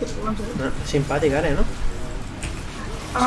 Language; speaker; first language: Spanish; native; Spanish